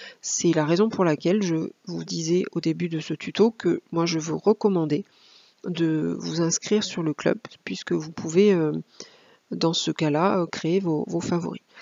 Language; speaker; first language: French; native; French